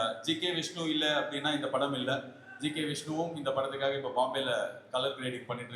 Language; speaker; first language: Tamil; native; Tamil